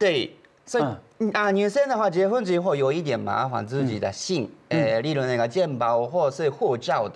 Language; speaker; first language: Chinese; non-native, fluent; Japanese